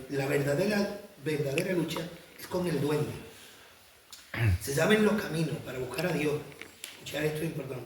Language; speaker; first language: Spanish; native; Spanish